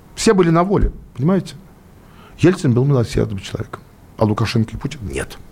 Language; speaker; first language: Russian; native; Russian